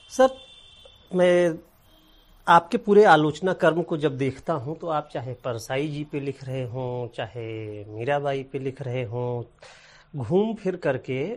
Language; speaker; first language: Hindi; native; Hindi